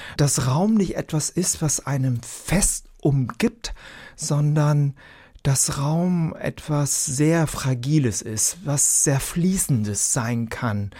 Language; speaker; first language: German; early bilingual, other home language; Vietnamese